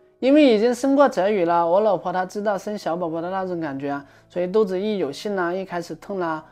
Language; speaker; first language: Chinese; native; Chinese